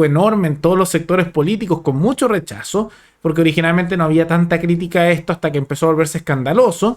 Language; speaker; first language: Spanish; native; Spanish